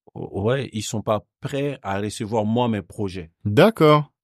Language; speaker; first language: French; non-native, local second language; Bambara